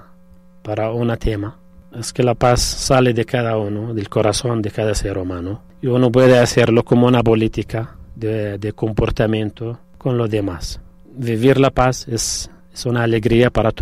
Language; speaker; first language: Spanish; non-native, fluent; Arabic